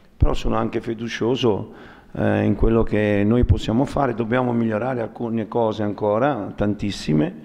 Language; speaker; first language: Italian; native; Italian